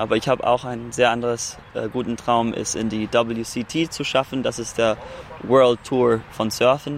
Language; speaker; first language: German; early bilingual, heritage; German